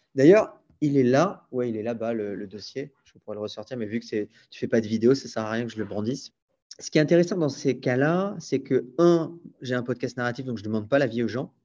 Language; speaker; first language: French; native; French